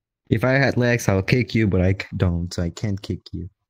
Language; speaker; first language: English; non-native, learner; Spanish